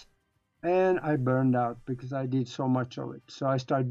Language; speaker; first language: English; non-native, fluent; Norwegian